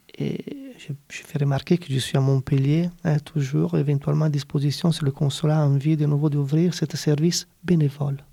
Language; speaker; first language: French; non-native, fluent; Italian